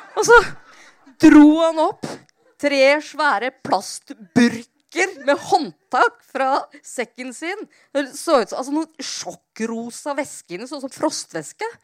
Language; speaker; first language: Norwegian; native; Norwegian